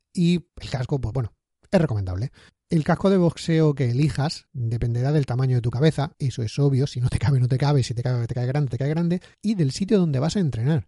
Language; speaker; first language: Spanish; native; Spanish